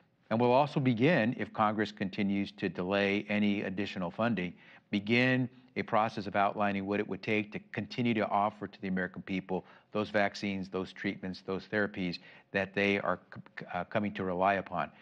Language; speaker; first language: English; early bilingual, other home language; Spanish